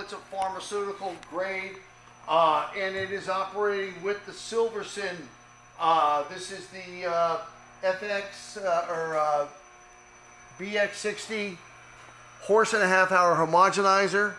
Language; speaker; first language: English; native; English